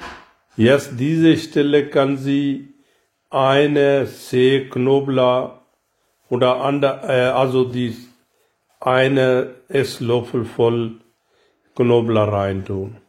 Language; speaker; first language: German; non-native, learner; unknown